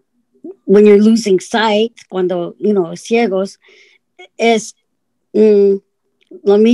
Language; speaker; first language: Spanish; non-native, learner; English